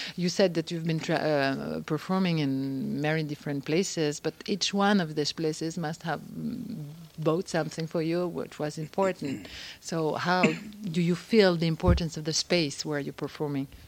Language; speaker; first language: English; non-native, fluent; French